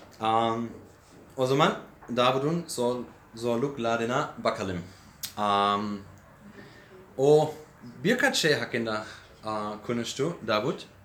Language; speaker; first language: Turkish; non-native, learner; German